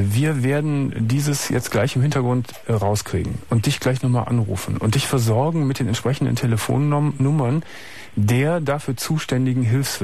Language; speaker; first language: German; native; German